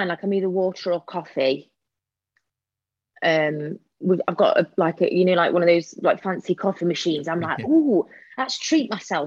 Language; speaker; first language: English; native; English